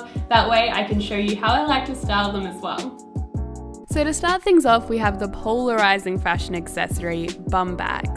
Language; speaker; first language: English; native; English